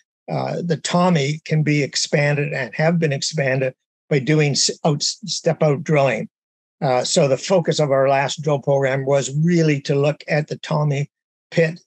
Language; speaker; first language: English; native; English